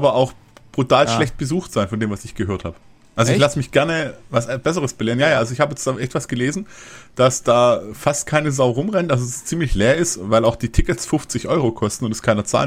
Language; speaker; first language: German; native; German